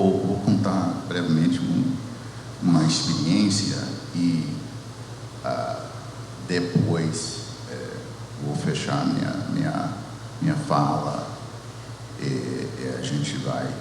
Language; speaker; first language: Portuguese; non-native, fluent; English